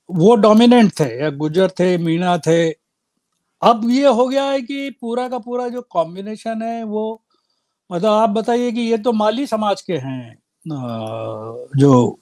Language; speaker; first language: Hindi; native; Hindi